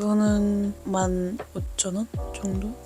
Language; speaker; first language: Korean; non-native, fluent; Dutch